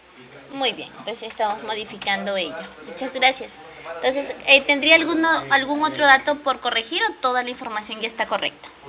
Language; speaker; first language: Spanish; native; Spanish